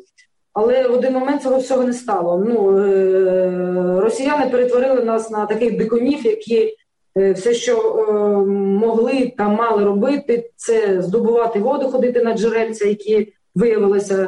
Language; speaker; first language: Ukrainian; native; Ukrainian